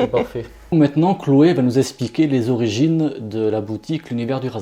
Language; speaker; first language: French; native; French